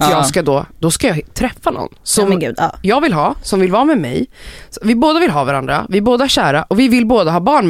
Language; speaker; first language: Swedish; native; Swedish